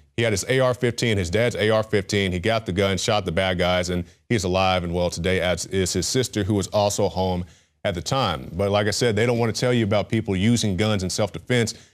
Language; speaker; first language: English; native; English